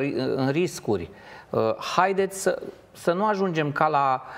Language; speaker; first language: Romanian; native; Romanian